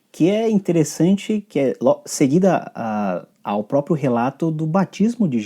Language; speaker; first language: Portuguese; native; Portuguese